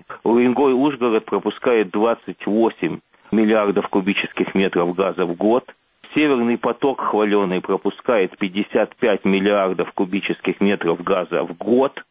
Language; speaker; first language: Russian; native; Russian